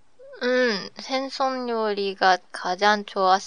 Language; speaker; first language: Korean; non-native, learner; Japanese